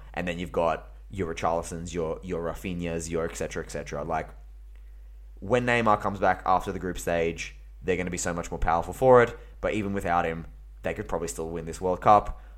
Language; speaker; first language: English; early bilingual, other home language; Greek